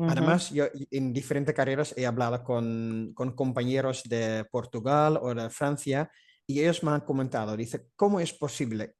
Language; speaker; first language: Spanish; non-native, fluent; Dutch